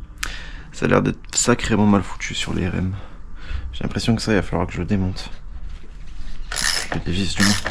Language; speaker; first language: French; native; French